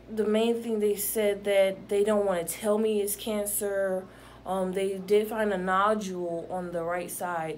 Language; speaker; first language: English; native; English